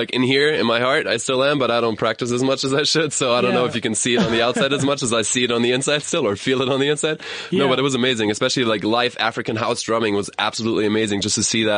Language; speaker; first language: English; non-native, fluent; German